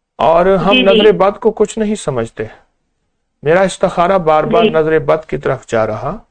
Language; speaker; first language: Urdu; native; Urdu